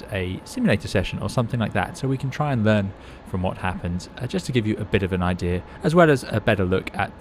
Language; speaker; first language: English; native; English